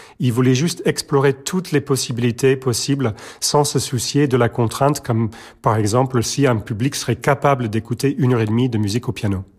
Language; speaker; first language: French; non-native, fluent; Serbian